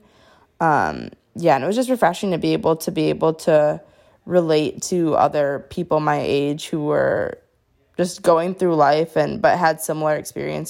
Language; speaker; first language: English; native; English